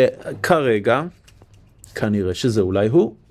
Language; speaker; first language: Hebrew; non-native, fluent; English